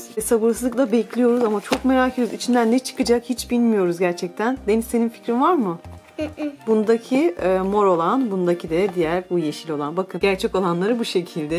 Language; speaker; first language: Turkish; native; Turkish